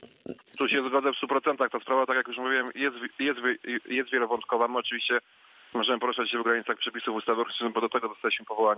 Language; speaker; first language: Polish; native; Polish